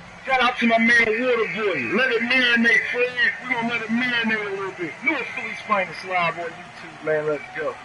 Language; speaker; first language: English; native; English